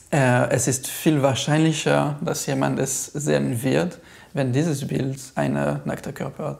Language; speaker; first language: German; non-native, fluent; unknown